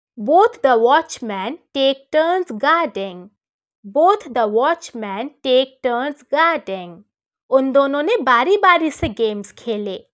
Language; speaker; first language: Hindi; native; Hindi